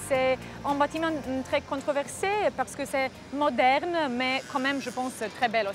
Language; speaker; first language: French; non-native, fluent; Croatian